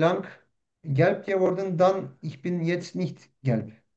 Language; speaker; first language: German; non-native, learner; Turkish